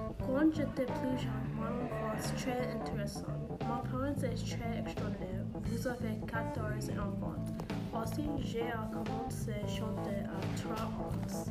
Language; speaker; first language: French; non-native, learner; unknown